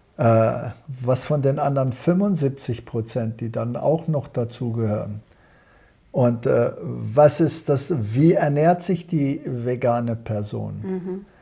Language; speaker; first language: German; early bilingual, heritage; German